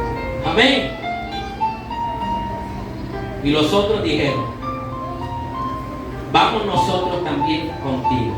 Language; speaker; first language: Spanish; native; Spanish